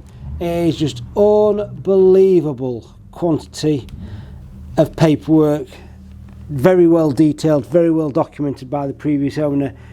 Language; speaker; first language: English; native; English